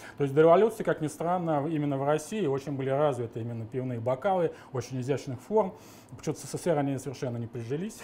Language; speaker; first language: Russian; native; Russian